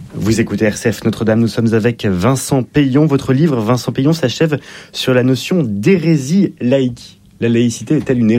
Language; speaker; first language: French; native; French